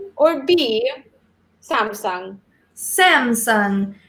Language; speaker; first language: English; native; English